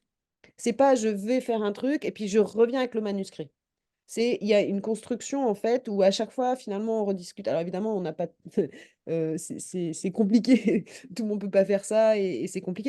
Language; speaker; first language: French; native; French